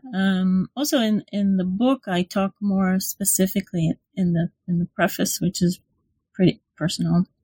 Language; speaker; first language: English; non-native, fluent; Hebrew